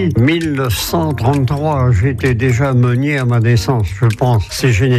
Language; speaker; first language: French; native; French